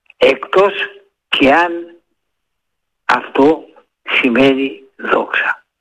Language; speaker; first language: Greek; native; Greek